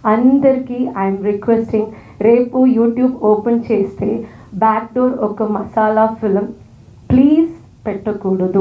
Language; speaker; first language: Telugu; non-native, fluent; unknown